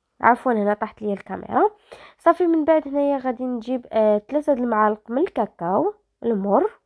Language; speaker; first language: Arabic; native; Arabic